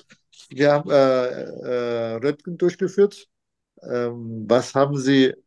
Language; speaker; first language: German; non-native, fluent; Turkish